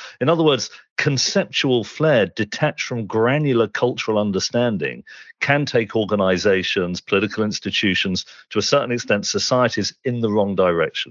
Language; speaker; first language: English; native; English